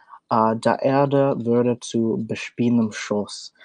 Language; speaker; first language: German; non-native, learner; English